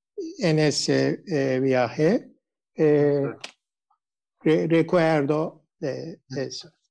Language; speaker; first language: Spanish; non-native, learner; Turkish